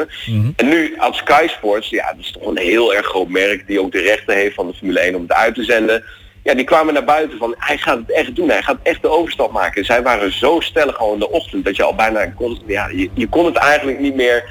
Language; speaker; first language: Dutch; native; Dutch